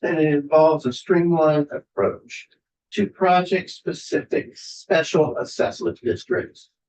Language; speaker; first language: English; native; English